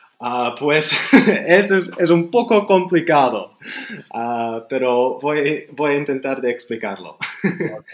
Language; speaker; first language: Spanish; non-native, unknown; Dutch